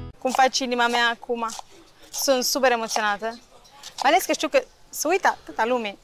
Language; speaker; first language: Romanian; early bilingual, heritage; Romanian